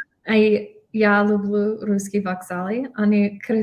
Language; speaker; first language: Russian; non-native, learner; English